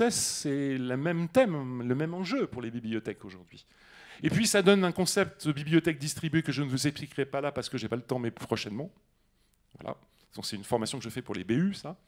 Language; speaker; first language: French; native; French